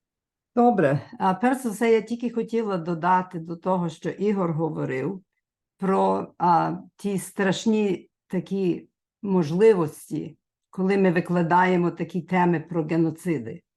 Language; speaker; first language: Ukrainian; early bilingual, heritage; Ukrainian